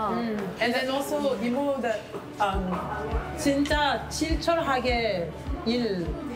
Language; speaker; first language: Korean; non-native, learner; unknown